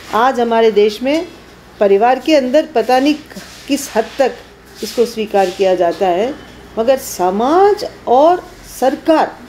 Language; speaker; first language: Hindi; native; Hindi